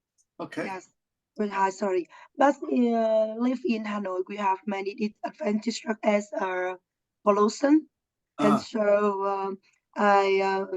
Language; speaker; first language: English; non-native, learner; Vietnamese